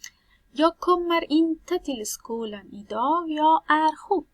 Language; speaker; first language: Swedish; non-native, learner; Persian